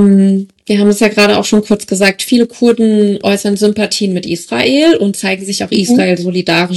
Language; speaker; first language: German; native; German